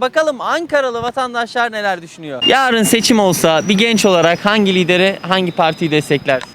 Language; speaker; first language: Turkish; native; Turkish